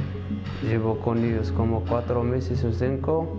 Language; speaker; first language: Spanish; non-native, learner; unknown